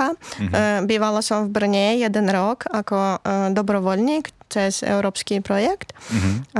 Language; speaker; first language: Slovak; non-native, fluent; Latvian